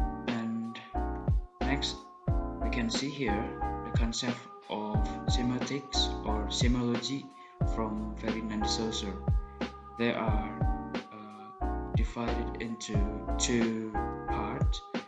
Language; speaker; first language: English; non-native, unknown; Indonesian